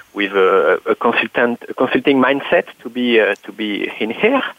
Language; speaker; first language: English; non-native, fluent; French